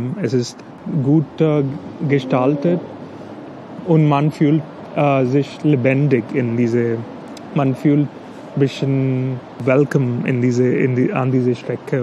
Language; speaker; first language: German; non-native, learner; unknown